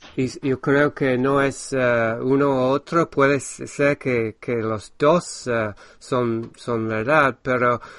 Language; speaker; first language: Spanish; non-native, fluent; English